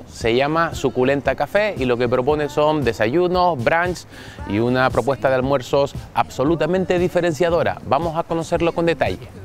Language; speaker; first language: Spanish; native; Spanish